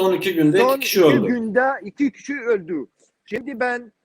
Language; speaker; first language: Turkish; non-native, learner; Kurdish